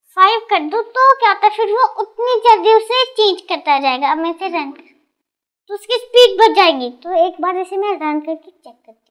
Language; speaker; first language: Hindi; non-native, local second language; Punjabi